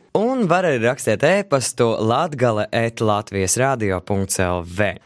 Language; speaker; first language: Latvian; native; Latvian